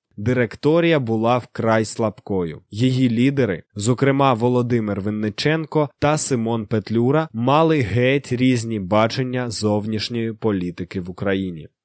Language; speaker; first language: Ukrainian; native; Ukrainian